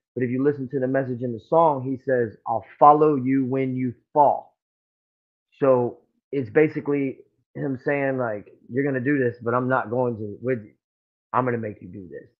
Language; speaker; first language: English; native; English